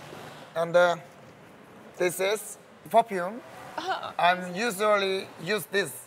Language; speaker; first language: English; non-native, learner; Korean